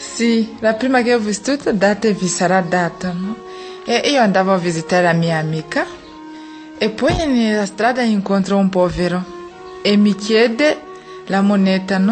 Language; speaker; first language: Italian; non-native, fluent; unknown